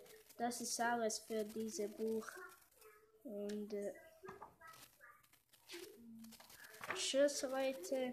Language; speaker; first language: German; non-native, learner; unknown